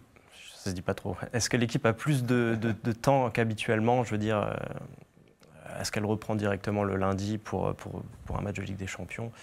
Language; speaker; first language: French; native; French